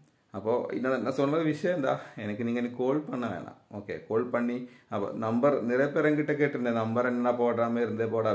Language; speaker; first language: Tamil; non-native, learner; Malayalam